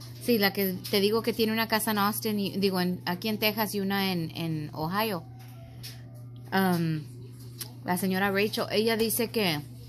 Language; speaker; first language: Spanish; early bilingual, heritage; Spanish